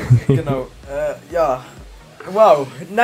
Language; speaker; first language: German; native; German